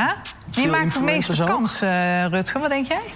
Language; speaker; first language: Dutch; native; Dutch